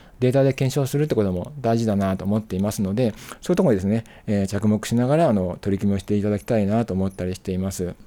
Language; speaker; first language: Japanese; native; Japanese